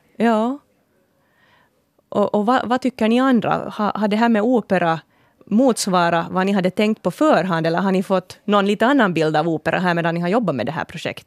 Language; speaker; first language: Swedish; native; Swedish